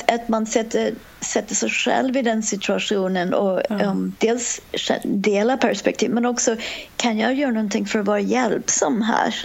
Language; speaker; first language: Swedish; non-native, fluent; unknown